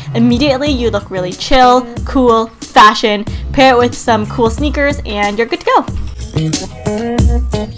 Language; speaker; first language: English; native; English